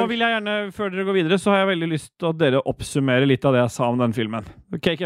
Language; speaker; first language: Norwegian; native; Norwegian